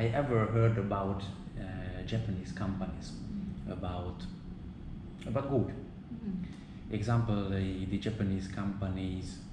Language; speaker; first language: English; non-native, learner; Hungarian